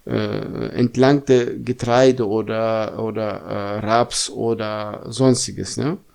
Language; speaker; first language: German; non-native, fluent; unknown